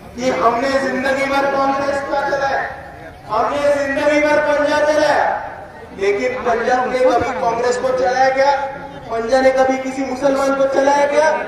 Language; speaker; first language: Hindi; non-native, local second language; Marathi